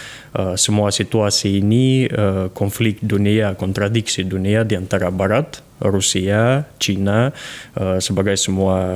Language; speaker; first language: Indonesian; non-native, fluent; Russian